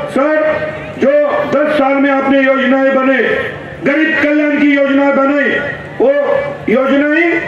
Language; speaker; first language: Hindi; non-native, local second language; Marathi